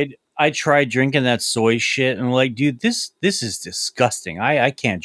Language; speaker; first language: English; native; English